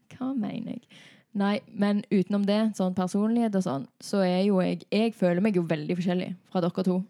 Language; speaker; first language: Norwegian; native; Norwegian